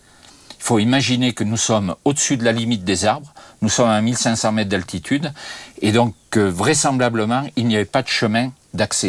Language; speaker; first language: French; native; French